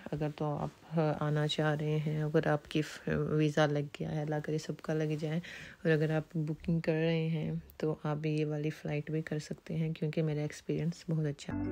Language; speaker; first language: Urdu; non-native, local second language; Punjabi